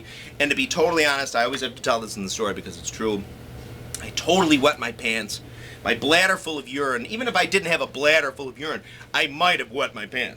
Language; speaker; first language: English; native; English